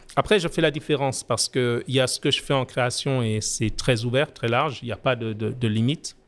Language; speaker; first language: French; native; French